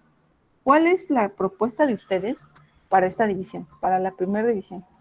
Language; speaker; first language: Spanish; native; Spanish